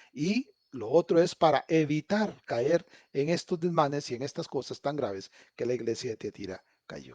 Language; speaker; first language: Spanish; native; Spanish